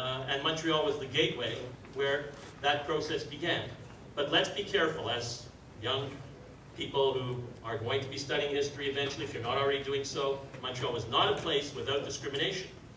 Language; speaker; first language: English; native; English